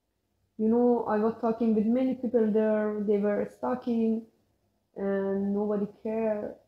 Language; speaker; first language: English; non-native, learner; Persian